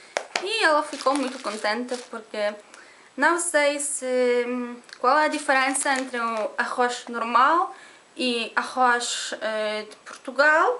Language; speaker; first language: Portuguese; non-native, learner; Polish